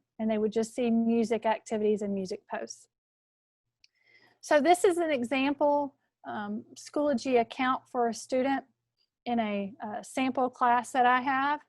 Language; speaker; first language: English; native; English